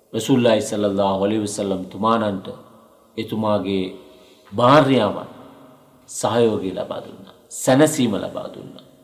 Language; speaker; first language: Sinhala; non-native, local second language; Tamil